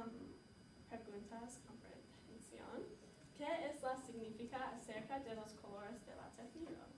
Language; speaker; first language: Spanish; non-native, learner; English